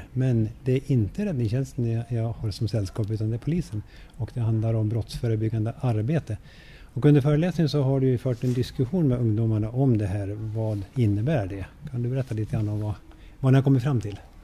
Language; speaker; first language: Swedish; native; Swedish